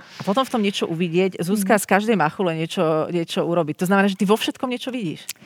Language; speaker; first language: Slovak; native; Slovak